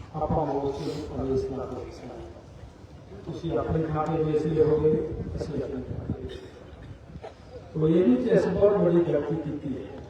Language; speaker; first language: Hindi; non-native, local second language; Punjabi